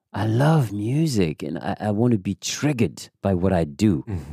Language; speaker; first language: English; non-native, fluent; French